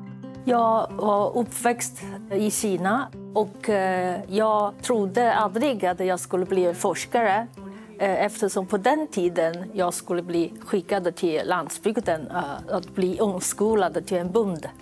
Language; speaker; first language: Swedish; non-native, fluent; Chinese